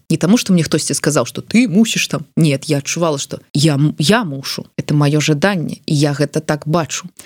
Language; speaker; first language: Belarusian; non-native, local second language; Russian